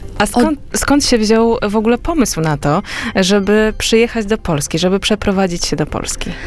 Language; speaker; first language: Polish; native; Polish